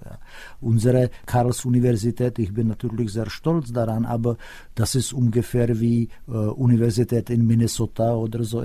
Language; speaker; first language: German; non-native, fluent; Czech